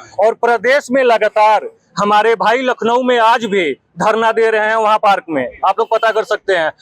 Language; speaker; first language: Hindi; native; Hindi